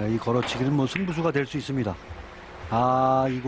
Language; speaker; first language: Korean; native; Korean